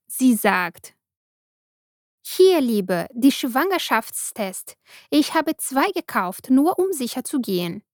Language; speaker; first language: German; non-native, fluent; Portuguese